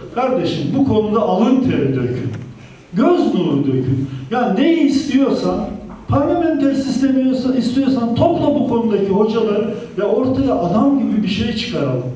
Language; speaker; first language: Turkish; native; Turkish